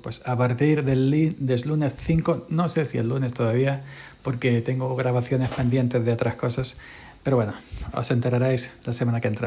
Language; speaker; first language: Spanish; native; Spanish